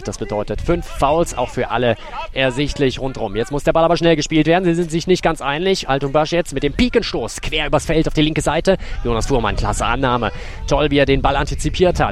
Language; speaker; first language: German; native; German